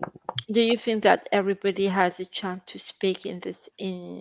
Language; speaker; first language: English; non-native, fluent; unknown